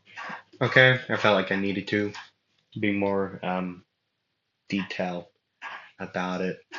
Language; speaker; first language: English; native; English